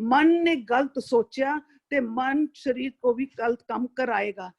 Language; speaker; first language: Hindi; non-native, local second language; Punjabi